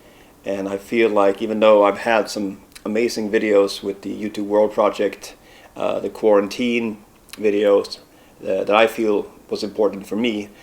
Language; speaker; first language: English; non-native, fluent; Swedish